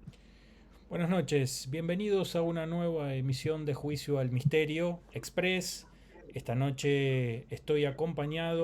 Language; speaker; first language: Spanish; native; Spanish